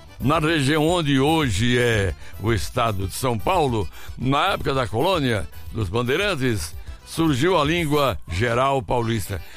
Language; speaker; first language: Portuguese; native; Portuguese